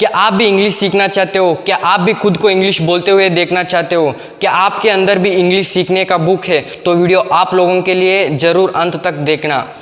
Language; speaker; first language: Hindi; non-native, local second language; Kannada